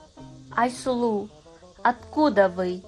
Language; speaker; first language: Russian; non-native, fluent; Kazakh